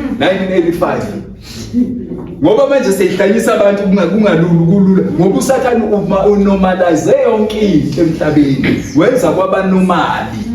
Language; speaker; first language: Zulu; native; Zulu